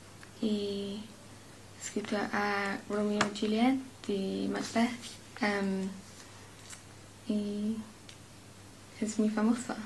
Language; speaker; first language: Spanish; non-native, learner; English